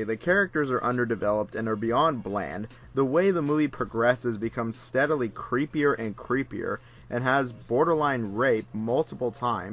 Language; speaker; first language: English; native; English